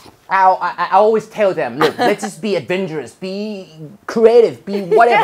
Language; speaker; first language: English; non-native, fluent; Thai